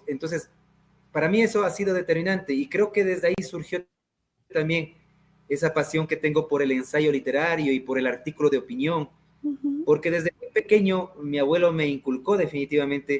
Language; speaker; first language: Spanish; native; Spanish